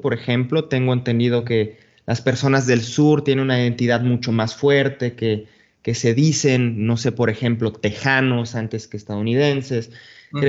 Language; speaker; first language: Spanish; non-native, fluent; English